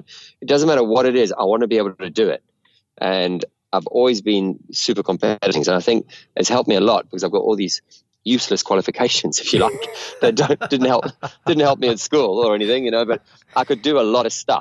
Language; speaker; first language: English; native; English